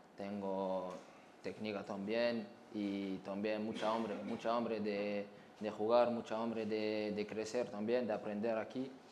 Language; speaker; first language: Spanish; non-native, fluent; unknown